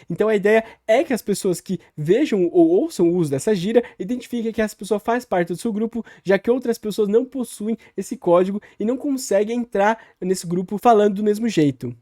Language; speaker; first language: Portuguese; native; Portuguese